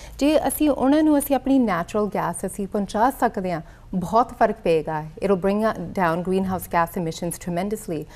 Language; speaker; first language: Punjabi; early bilingual, heritage; Punjabi